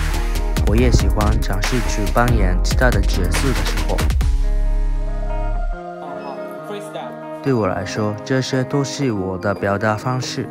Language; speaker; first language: Chinese; non-native, fluent; Japanese